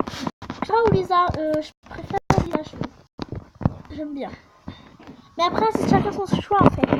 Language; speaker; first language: French; native; French